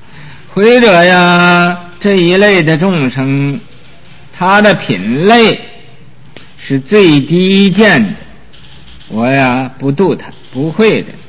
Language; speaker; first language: Chinese; native; Chinese